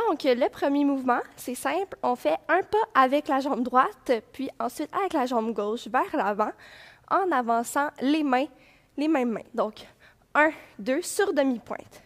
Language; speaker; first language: French; native; French